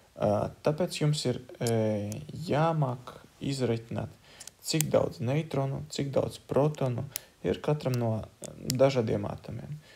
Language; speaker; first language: Latvian; non-native, local second language; Russian